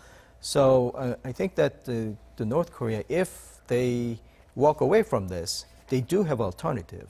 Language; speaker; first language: English; non-native, fluent; Korean